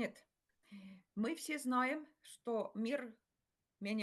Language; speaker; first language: Russian; non-native, fluent; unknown